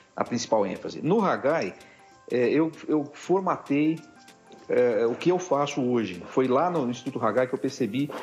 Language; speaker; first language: Portuguese; native; Portuguese